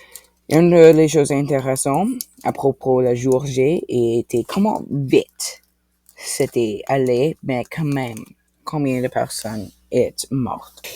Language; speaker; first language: French; non-native, local second language; English